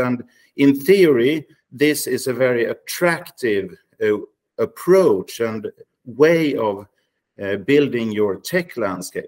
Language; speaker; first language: English; non-native, fluent; Swedish